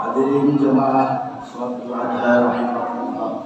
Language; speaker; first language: Indonesian; native; Indonesian